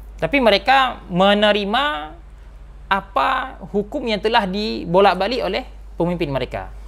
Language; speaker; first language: Malay; non-native, local second language; Achinese